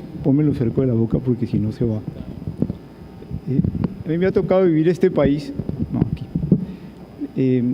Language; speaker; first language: Spanish; native; Spanish